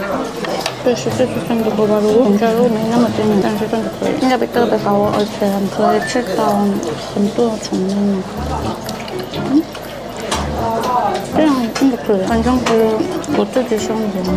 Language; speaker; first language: Chinese; non-native, learner; Korean